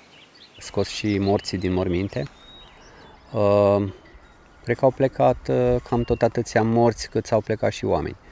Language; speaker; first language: Romanian; native; Romanian